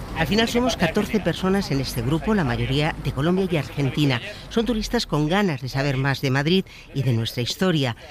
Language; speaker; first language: Spanish; native; Spanish